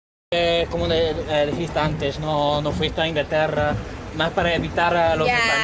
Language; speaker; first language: Spanish; non-native, fluent; English